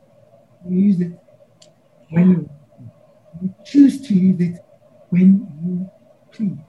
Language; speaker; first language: English; non-native, local second language; Igbo